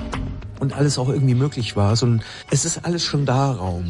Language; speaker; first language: German; native; German